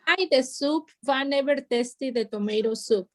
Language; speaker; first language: English; non-native, learner; Spanish